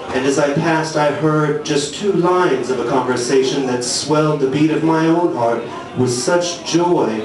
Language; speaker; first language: English; native; English